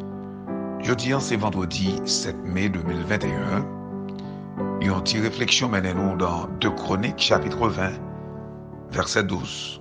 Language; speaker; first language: French; non-native, local second language; Haitian Creole